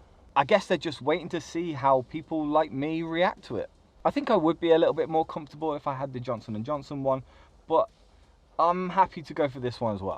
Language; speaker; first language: English; native; English